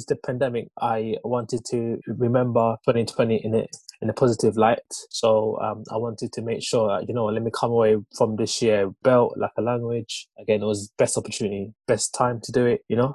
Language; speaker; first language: English; early bilingual, other home language; Lingala